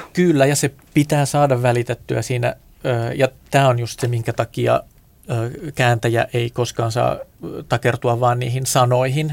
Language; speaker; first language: Finnish; native; Finnish